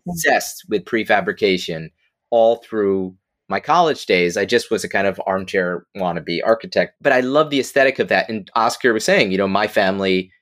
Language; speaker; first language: English; native; English